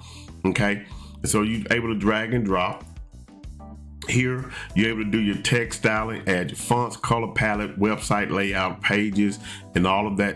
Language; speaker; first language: English; native; English